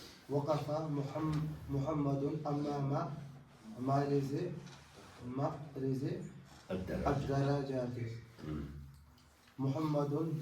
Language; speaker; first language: Arabic; non-native, learner; Urdu